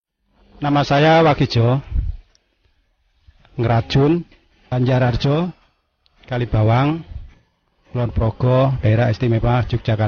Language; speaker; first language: Indonesian; non-native, local second language; Javanese